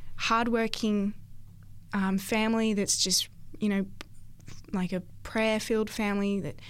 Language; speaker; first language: English; native; English